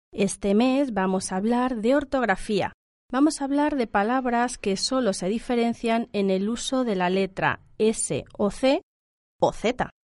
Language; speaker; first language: Spanish; native; Spanish